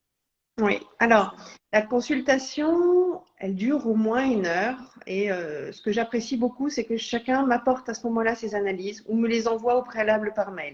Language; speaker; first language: French; native; French